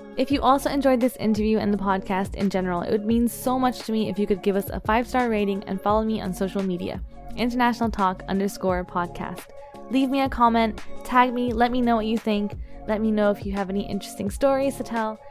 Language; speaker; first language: English; early bilingual, other home language; Chinese